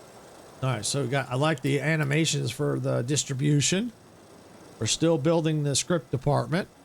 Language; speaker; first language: English; native; English